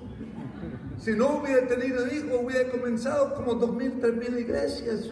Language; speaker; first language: Spanish; non-native, fluent; English